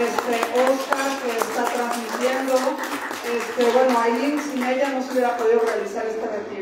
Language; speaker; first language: Spanish; native; Spanish